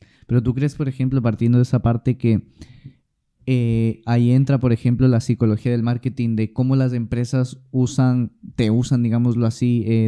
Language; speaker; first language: Spanish; native; Spanish